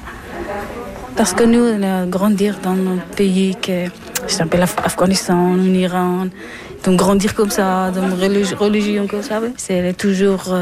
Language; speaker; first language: French; non-native, learner; Persian